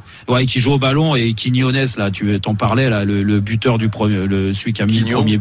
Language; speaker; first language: French; native; French